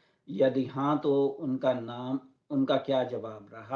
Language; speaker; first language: Hindi; native; Hindi